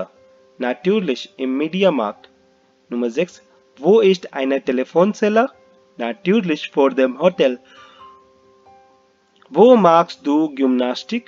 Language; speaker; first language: German; non-native, fluent; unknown